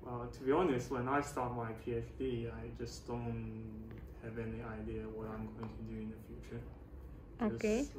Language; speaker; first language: English; non-native, fluent; Chinese